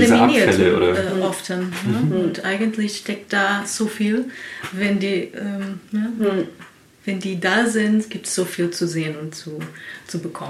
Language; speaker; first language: German; non-native, learner; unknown